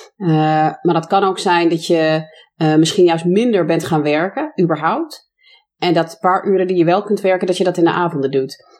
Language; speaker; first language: Dutch; non-native, fluent; English